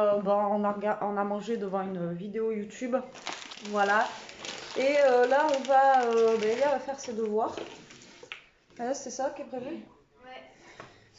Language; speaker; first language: French; native; French